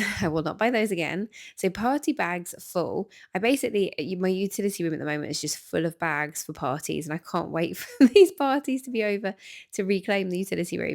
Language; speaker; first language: English; native; English